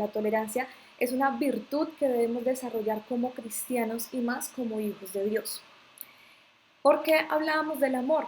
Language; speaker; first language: Spanish; native; Spanish